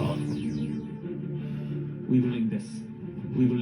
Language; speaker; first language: Japanese; non-native, fluent; Korean